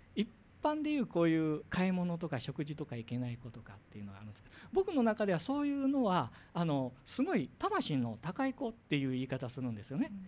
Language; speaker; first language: Japanese; native; Japanese